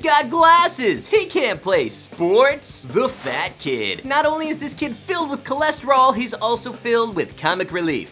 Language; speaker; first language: English; native; English